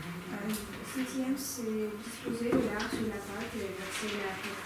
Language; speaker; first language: French; non-native, learner; Ukrainian